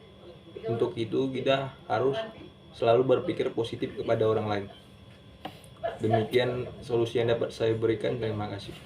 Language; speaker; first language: Indonesian; native; Indonesian